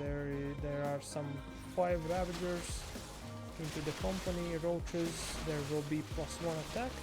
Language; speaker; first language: English; non-native, fluent; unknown